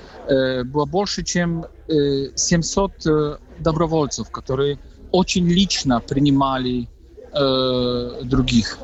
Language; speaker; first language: Russian; non-native, fluent; Polish